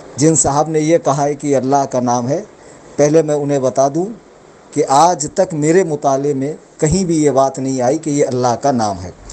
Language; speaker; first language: Urdu; native; Urdu